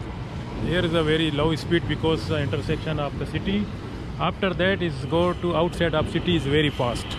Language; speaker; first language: English; non-native, learner; Urdu